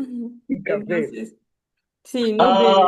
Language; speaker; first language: Spanish; non-native, fluent; Portuguese